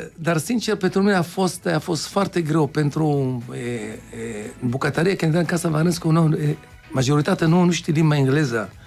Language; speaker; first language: Romanian; non-native, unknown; Hebrew